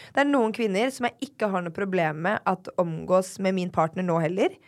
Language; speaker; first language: Norwegian; native; Norwegian